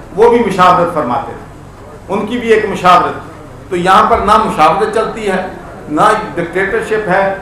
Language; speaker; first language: Urdu; non-native, local second language; Punjabi